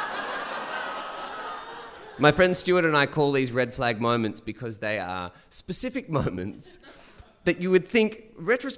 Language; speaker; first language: English; native; English